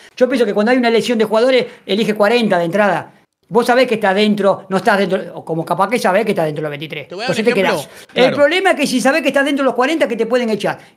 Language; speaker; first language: Spanish; native; Spanish